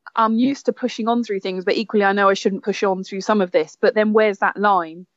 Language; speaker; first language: English; native; English